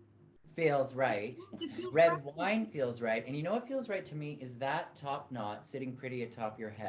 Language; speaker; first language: English; native; English